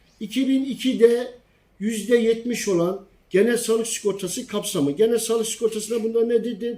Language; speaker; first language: Turkish; native; Turkish